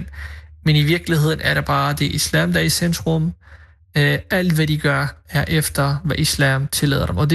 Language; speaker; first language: Danish; early bilingual, other home language; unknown